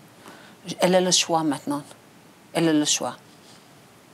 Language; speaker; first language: French; non-native, learner; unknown